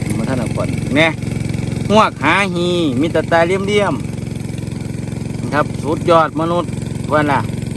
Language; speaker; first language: Thai; non-native, local second language; Northeastern Thai